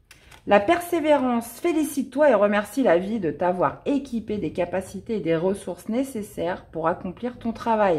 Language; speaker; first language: French; native; French